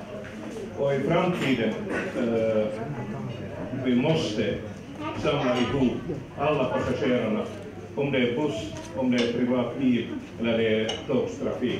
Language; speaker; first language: Swedish; non-native, local second language; Finnish